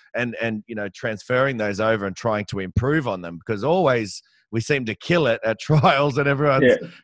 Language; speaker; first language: English; native; English